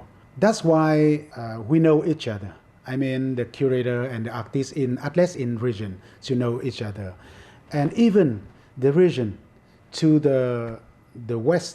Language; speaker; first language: English; non-native, fluent; Vietnamese